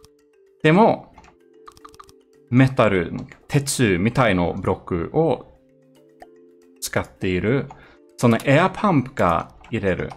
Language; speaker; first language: Japanese; non-native, learner; Swedish